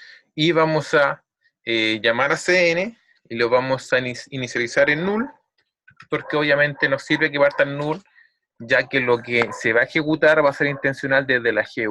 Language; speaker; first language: Spanish; native; Spanish